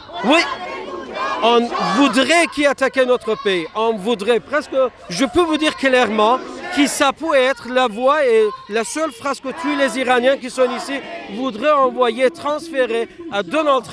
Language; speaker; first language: French; non-native, fluent; Persian